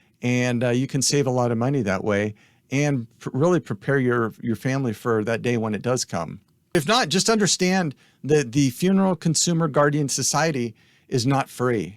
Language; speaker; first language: English; native; English